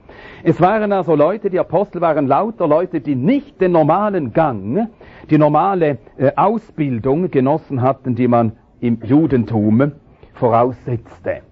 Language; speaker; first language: German; native; German